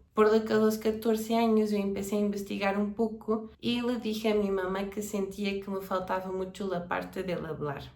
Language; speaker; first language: Spanish; non-native, fluent; Portuguese